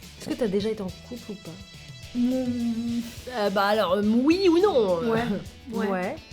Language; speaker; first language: French; native; French